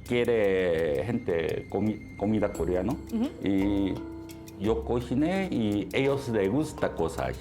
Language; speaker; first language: Spanish; non-native, learner; Korean